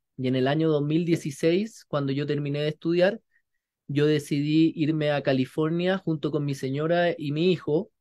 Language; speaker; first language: Spanish; native; Spanish